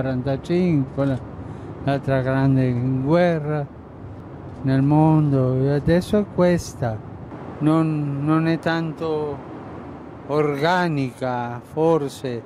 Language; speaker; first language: Italian; non-native, fluent; Spanish